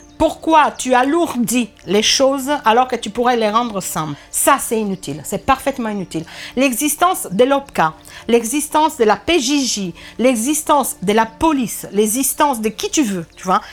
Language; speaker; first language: French; non-native, fluent; Italian